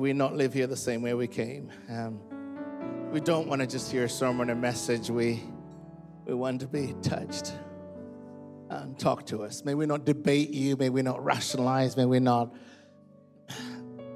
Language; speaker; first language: English; non-native, local second language; Ganda